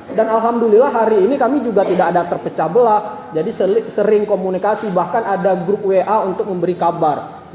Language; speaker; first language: Indonesian; non-native, local second language; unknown